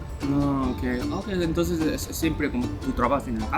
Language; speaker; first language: Spanish; non-native, learner; Japanese